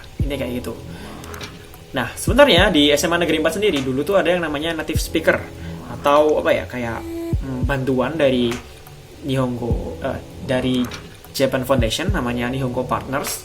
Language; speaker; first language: Indonesian; native; Indonesian